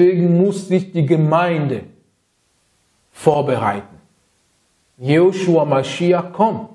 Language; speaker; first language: German; non-native, fluent; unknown